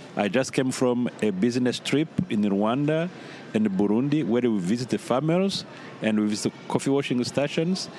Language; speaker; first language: English; non-native, fluent; Rundi